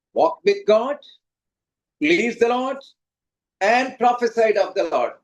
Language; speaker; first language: English; non-native, local second language; Telugu